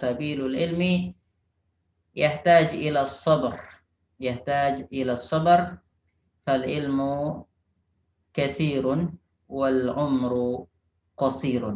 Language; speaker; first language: Arabic; non-native, fluent; Indonesian